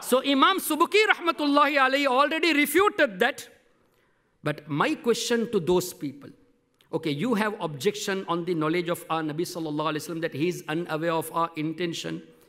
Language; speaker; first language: English; non-native, local second language; Memoni